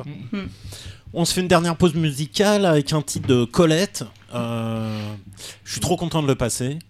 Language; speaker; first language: French; native; French